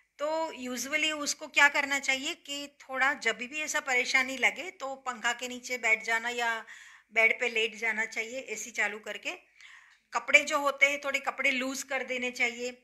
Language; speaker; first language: Hindi; non-native, local second language; Gujarati